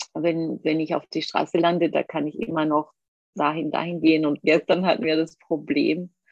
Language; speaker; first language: German; non-native, fluent; Georgian